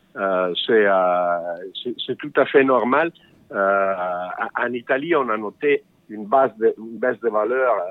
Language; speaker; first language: French; non-native, fluent; English